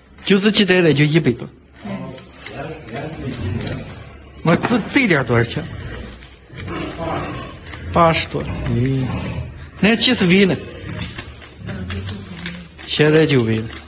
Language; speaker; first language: Chinese; native; Chinese